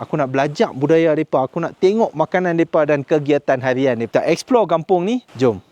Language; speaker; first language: Malay; native; Malay